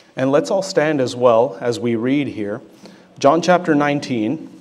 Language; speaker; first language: English; native; English